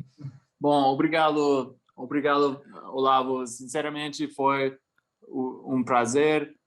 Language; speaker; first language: Portuguese; non-native, fluent; English